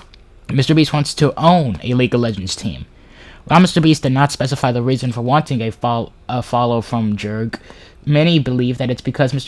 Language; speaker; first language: English; native; English